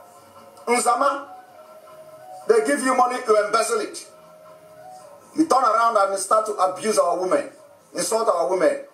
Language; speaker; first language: English; non-native, local second language; Igbo